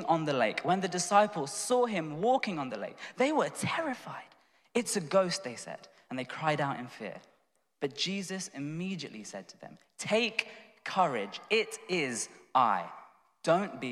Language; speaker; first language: English; native; English